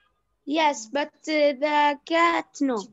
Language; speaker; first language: English; non-native, learner; Arabic